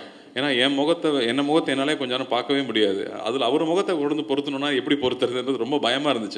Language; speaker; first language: Tamil; native; Tamil